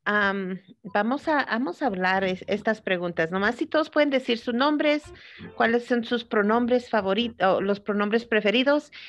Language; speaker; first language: Spanish; early bilingual, heritage; Spanish